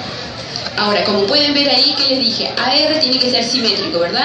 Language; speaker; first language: Spanish; native; Spanish